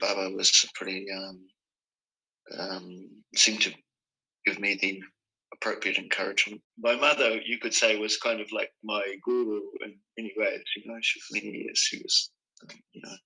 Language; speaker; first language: English; native; English